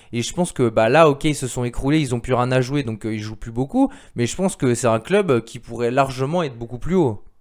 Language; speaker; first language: French; native; French